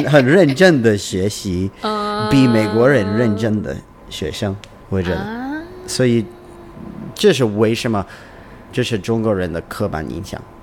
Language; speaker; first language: Chinese; non-native, learner; English